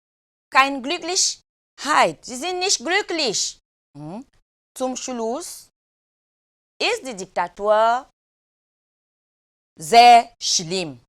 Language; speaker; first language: German; non-native, fluent; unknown